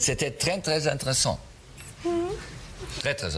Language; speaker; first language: French; non-native, learner; German